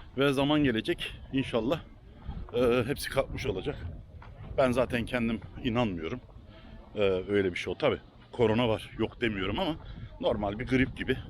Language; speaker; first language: Turkish; early bilingual, heritage; Turkish